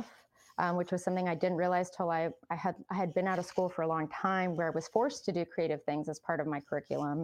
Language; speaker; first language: English; early bilingual, other home language; Spanish